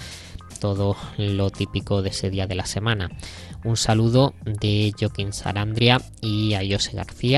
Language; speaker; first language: Spanish; native; Spanish